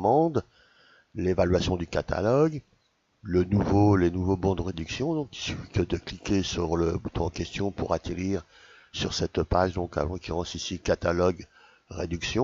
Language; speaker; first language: French; native; French